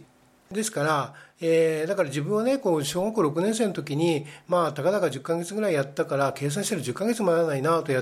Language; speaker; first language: Japanese; native; Japanese